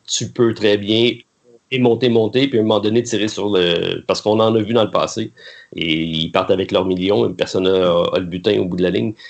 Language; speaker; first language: French; native; French